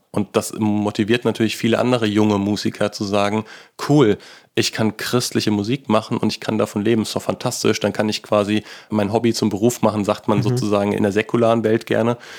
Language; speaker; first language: German; native; German